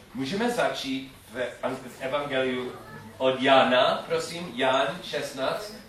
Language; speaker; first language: Czech; non-native, learner; English